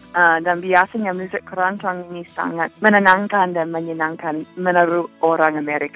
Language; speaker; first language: Indonesian; non-native, fluent; English